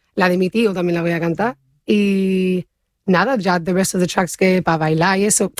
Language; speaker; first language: Spanish; early bilingual, heritage; Spanish